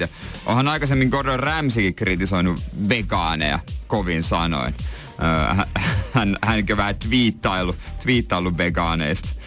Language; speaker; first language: Finnish; native; Finnish